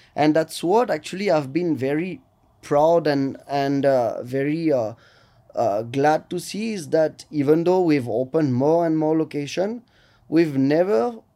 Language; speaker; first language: English; non-native, fluent; French